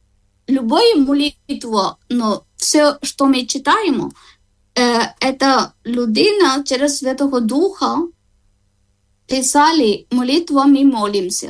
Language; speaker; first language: Ukrainian; non-native, learner; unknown